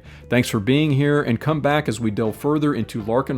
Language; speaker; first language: English; native; English